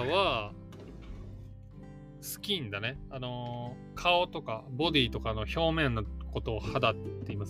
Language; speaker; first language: Japanese; native; Japanese